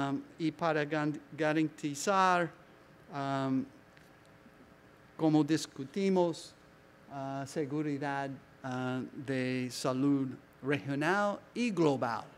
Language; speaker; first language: Spanish; non-native, learner; English